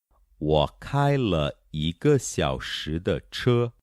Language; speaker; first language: Chinese; non-native, fluent; Portuguese